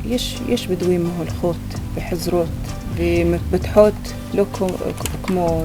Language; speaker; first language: Hebrew; non-native, local second language; Arabic